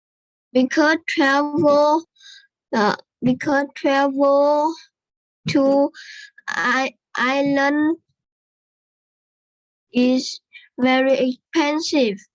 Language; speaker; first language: English; non-native, learner; Vietnamese